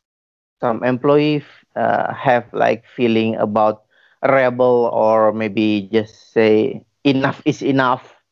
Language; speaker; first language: English; non-native, learner; Indonesian